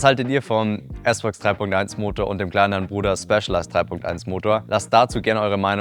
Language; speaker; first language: German; native; German